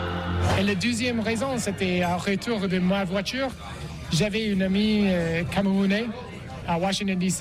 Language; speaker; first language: French; non-native, learner; English